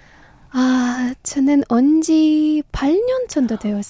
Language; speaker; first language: Korean; non-native, learner; Ukrainian